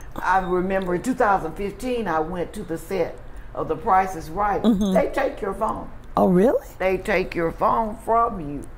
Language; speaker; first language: English; native; English